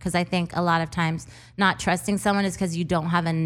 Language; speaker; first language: English; native; English